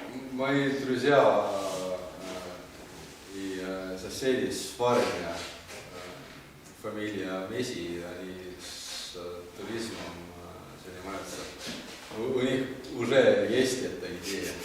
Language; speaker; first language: Russian; non-native, learner; Estonian